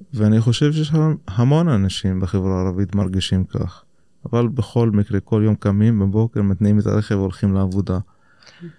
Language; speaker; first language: Hebrew; non-native, local second language; Arabic